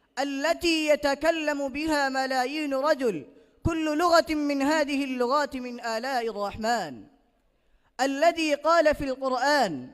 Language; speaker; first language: Arabic; non-native, learner; Bangla